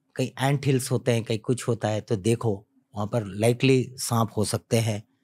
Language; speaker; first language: Hindi; native; Hindi